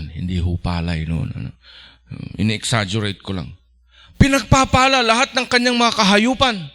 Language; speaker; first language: Filipino; non-native, local second language; Iloko